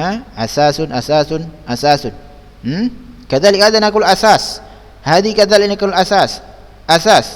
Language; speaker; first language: Arabic; non-native, fluent; Indonesian